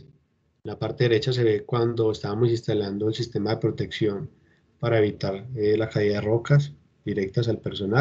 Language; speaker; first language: Spanish; native; Spanish